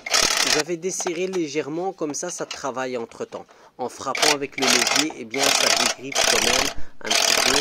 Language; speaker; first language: French; native; French